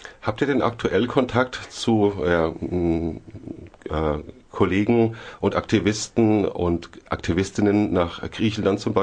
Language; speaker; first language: German; native; German